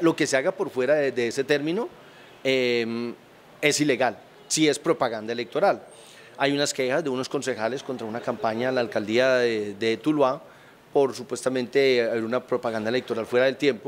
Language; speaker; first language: Spanish; native; Spanish